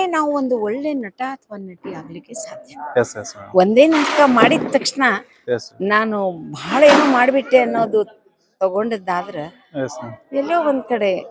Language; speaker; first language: Kannada; non-native, local second language; Marathi